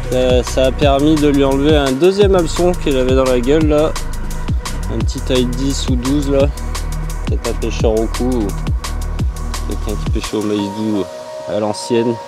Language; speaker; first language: French; native; French